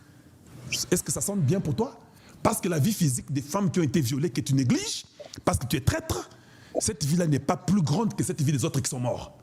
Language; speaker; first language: French; non-native, local second language; Lingala